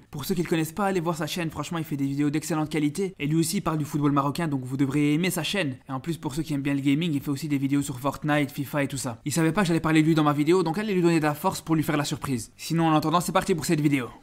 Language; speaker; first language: French; native; French